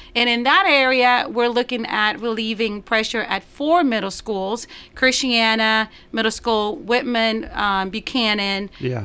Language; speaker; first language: English; non-native, fluent; Spanish